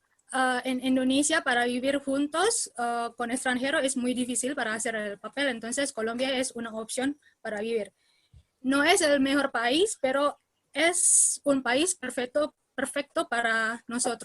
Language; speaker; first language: Spanish; non-native, learner; Indonesian